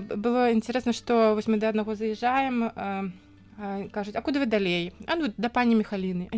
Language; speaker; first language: Belarusian; native; Belarusian